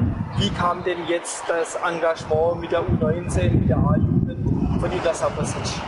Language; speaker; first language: German; native; German